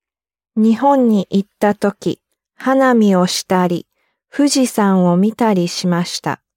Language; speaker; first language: Japanese; non-native, learner; English